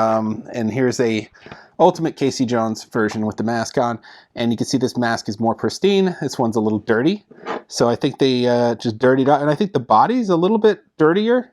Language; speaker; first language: English; native; English